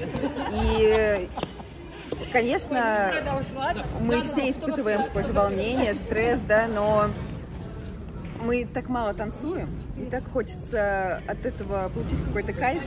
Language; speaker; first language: Russian; native; Russian